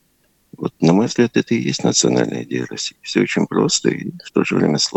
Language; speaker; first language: Russian; native; Russian